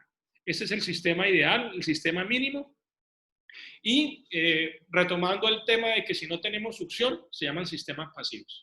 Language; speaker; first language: Spanish; native; Spanish